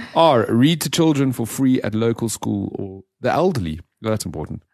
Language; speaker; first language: English; native; English